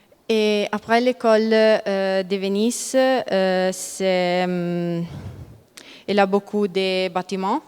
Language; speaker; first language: French; non-native, learner; Italian